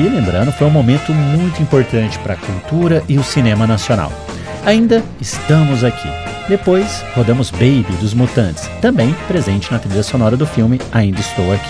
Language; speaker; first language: Portuguese; native; Portuguese